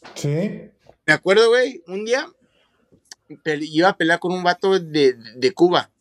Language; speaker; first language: Spanish; early bilingual, heritage; Spanish